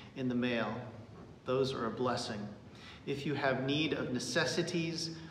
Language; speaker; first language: English; native; English